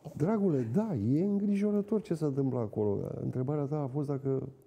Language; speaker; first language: Romanian; native; Romanian